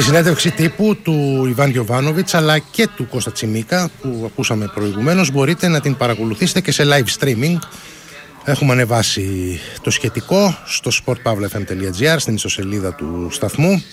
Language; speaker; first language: Greek; native; Greek